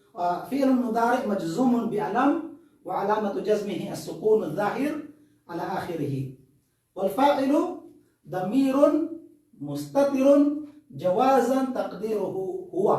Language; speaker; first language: Arabic; non-native, fluent; Filipino